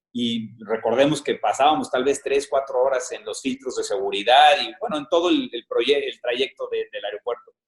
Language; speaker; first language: Spanish; native; Spanish